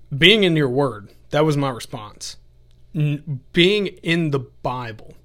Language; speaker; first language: English; native; English